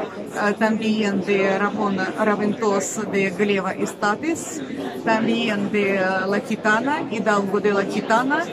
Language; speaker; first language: Spanish; non-native, learner; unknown